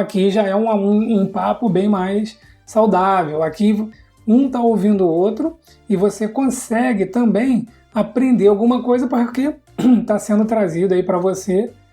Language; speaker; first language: Portuguese; native; Portuguese